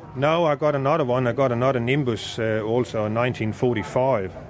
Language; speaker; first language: English; non-native, fluent; Danish